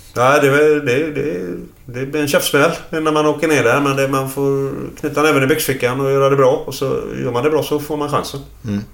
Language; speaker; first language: Swedish; native; Swedish